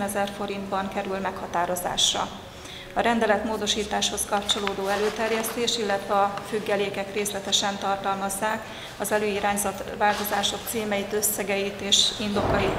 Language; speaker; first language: Hungarian; native; Hungarian